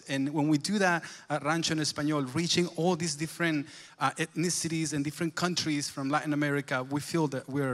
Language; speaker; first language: English; non-native, fluent; Spanish